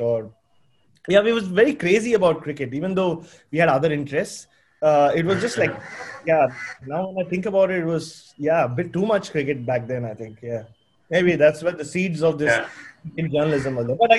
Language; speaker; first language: English; non-native, local second language; Tamil